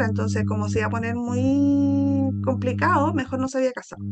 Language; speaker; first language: Spanish; native; Spanish